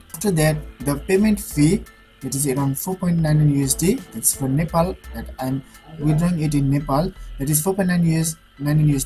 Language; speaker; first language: English; non-native, local second language; Nepali